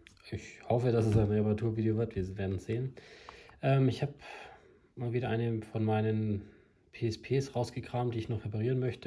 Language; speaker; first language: German; native; German